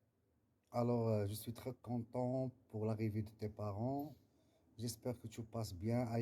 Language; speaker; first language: French; non-native, learner; Arabic